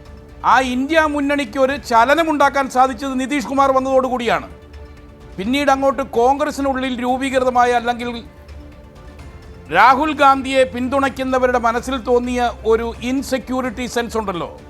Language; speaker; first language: Malayalam; native; Malayalam